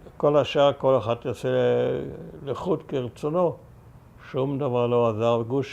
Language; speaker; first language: Hebrew; early bilingual, other home language; German